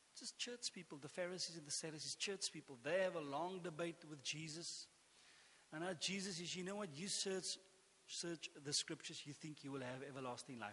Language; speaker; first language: English; non-native, local second language; Afrikaans